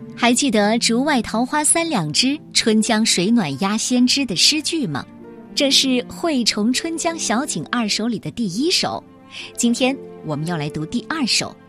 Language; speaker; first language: Chinese; native; Chinese